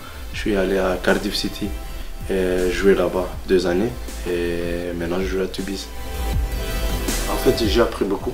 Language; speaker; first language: French; non-native, local second language; Dutch